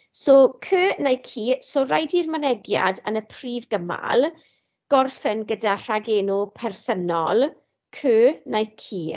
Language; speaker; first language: Welsh; non-native, local second language; English